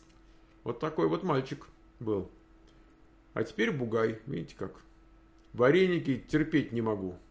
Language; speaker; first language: Russian; native; Russian